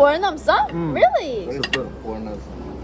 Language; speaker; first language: English; non-native, learner; Korean